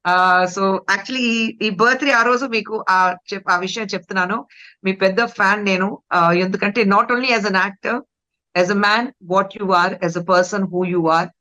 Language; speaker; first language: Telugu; non-native, fluent; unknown